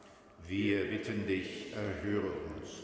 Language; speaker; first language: German; native; German